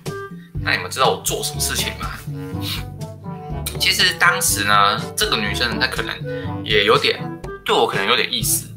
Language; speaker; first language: Chinese; native; Chinese